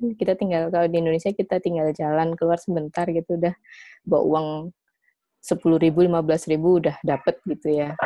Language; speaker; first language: Indonesian; native; Indonesian